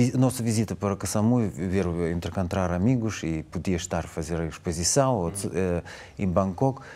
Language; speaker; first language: Portuguese; non-native, learner; Russian